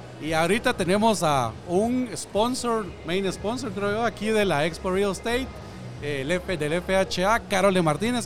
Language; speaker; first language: Spanish; native; Spanish